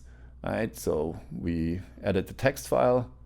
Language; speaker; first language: English; non-native, fluent; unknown